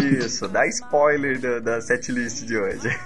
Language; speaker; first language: Portuguese; native; Portuguese